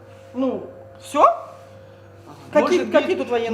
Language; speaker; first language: Russian; native; Russian